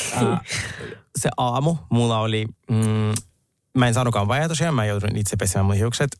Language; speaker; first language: Finnish; native; Finnish